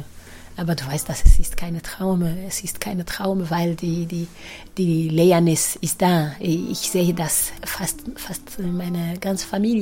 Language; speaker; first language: German; non-native, fluent; Kinyarwanda